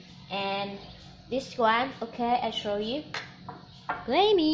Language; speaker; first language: English; non-native, learner; Vietnamese